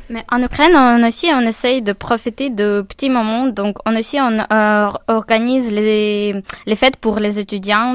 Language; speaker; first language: French; non-native, learner; Ukrainian